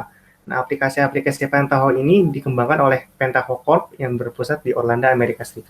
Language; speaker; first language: Indonesian; native; Indonesian